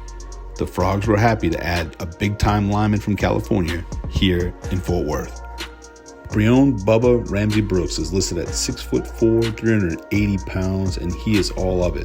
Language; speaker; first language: English; native; English